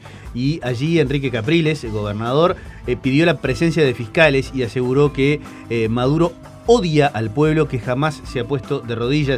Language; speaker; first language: Spanish; native; Spanish